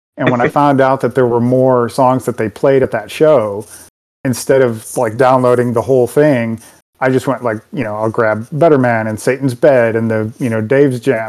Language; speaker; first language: English; native; English